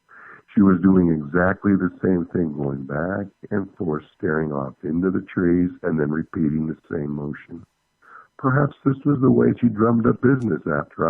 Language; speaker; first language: English; native; English